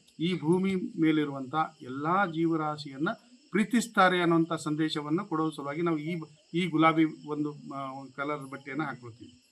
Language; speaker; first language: Kannada; non-native, local second language; Lambadi